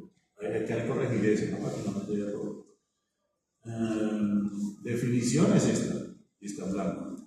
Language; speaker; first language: Spanish; native; Spanish